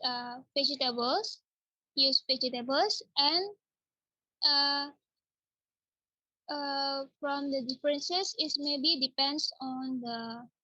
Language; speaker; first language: English; non-native, learner; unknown